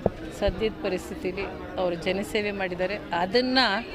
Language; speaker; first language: Kannada; native; Kannada